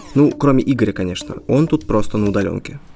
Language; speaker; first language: Russian; native; Russian